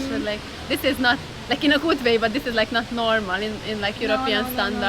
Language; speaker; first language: English; non-native, fluent; Hungarian